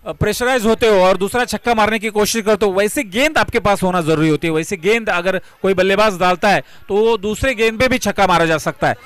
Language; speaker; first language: Hindi; non-native, local second language; Marathi